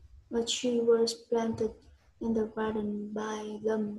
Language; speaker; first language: English; non-native, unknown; Vietnamese